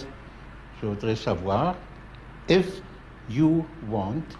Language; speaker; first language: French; non-native, fluent; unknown